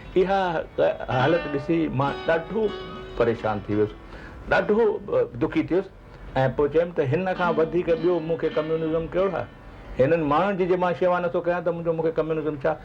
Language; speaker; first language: Sindhi; native; Sindhi